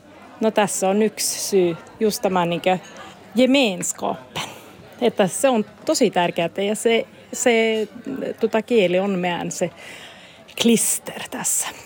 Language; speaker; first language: Finnish; non-native, local second language; Swedish